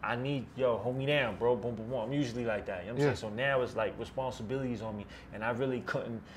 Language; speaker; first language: English; native; English